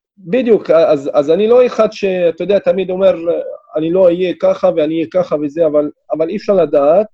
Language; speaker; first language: Hebrew; non-native, local second language; Arabic